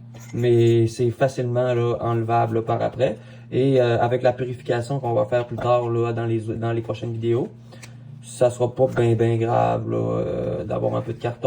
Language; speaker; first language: French; native; French